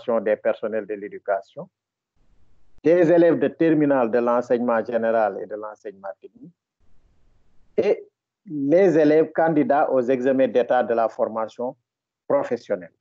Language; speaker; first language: French; non-native, local second language; Wolof